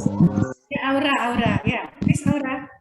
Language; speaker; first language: English; non-native, fluent; Indonesian